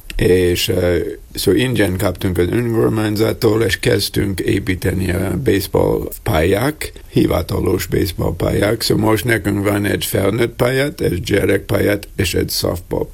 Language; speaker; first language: Hungarian; non-native, learner; English